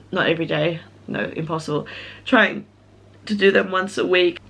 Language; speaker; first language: English; native; English